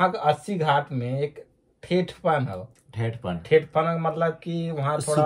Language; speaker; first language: Hindi; native; Hindi